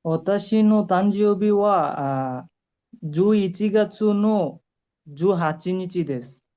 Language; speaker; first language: Japanese; non-native, learner; Bangla